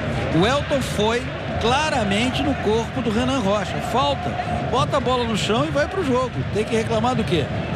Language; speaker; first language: Portuguese; native; Portuguese